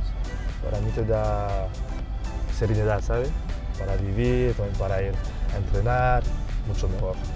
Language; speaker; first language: Spanish; non-native, fluent; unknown